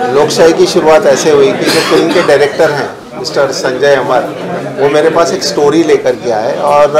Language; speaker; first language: Hindi; non-native, local second language; Marathi